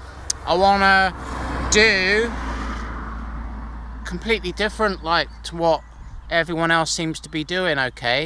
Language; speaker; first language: English; native; English